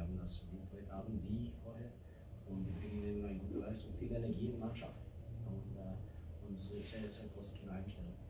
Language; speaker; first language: German; non-native, learner; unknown